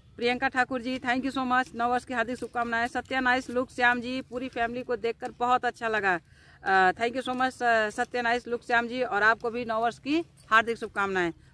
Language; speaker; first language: Hindi; native; Hindi